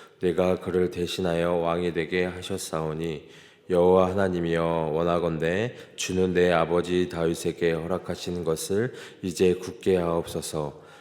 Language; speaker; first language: Korean; native; Korean